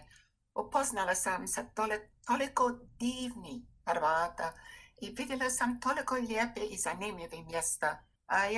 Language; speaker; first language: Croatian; non-native, fluent; English